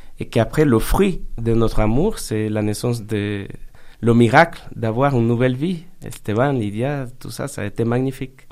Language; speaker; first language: French; non-native, fluent; Spanish